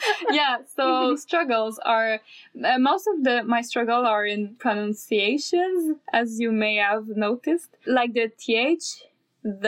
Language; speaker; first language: English; non-native, fluent; French